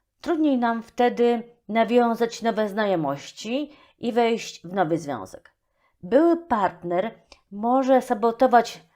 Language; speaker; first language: Polish; native; Polish